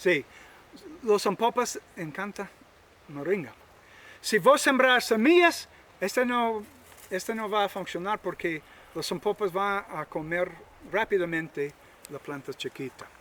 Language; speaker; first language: Spanish; non-native, learner; English